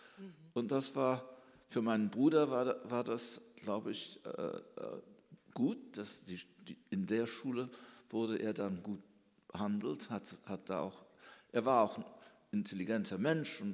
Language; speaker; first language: German; early bilingual, heritage; German